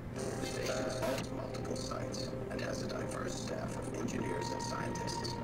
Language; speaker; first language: English; native; English